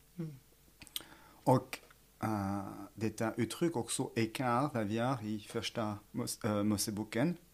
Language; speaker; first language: Swedish; non-native, fluent; French